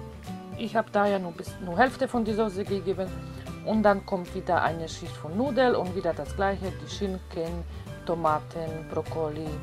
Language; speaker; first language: German; non-native, fluent; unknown